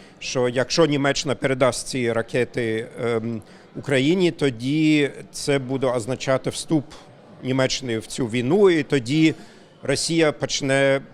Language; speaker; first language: Ukrainian; non-native, fluent; German